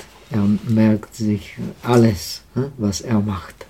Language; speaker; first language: German; non-native, fluent; Czech